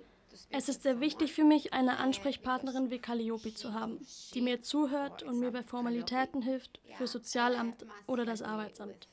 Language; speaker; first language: German; native; German